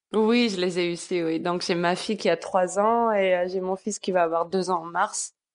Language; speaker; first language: French; early bilingual, other home language; Georgian